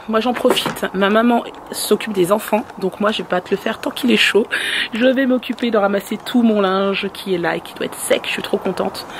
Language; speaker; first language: French; native; French